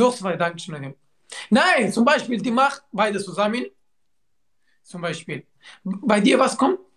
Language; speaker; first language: German; non-native, learner; Turkish